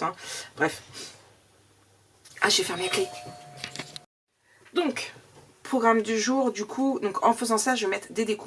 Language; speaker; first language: French; native; French